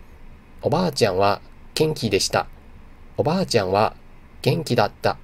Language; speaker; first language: Japanese; non-native, fluent; Chinese